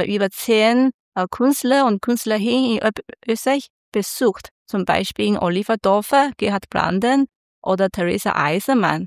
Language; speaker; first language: German; non-native, learner; Chinese